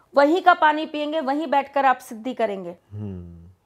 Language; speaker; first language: Hindi; native; Hindi